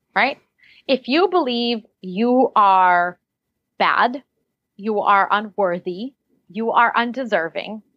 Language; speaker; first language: English; early bilingual, other home language; Russian